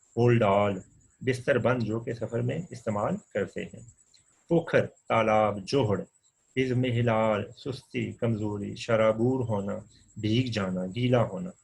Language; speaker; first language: Urdu; non-native, local second language; Punjabi